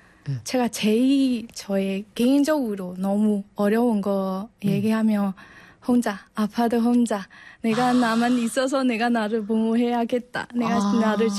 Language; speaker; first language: Korean; non-native, learner; Burmese